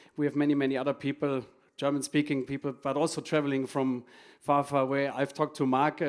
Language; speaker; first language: English; non-native, fluent; German